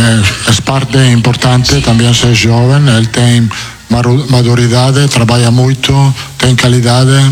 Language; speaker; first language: Portuguese; non-native, fluent; Italian